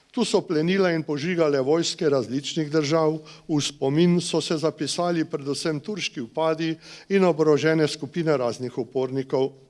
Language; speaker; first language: Slovenian; native; Slovenian